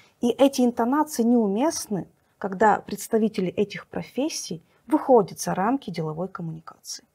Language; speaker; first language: Russian; native; Russian